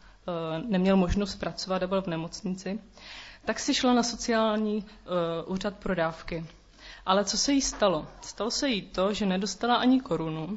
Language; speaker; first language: Czech; native; Czech